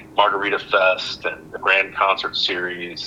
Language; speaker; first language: English; native; English